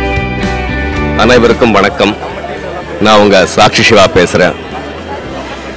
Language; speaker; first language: Tamil; non-native, local second language; Telugu